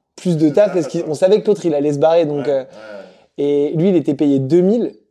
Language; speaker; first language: French; native; French